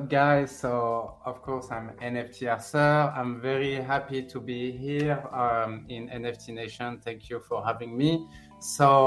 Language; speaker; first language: English; non-native, fluent; French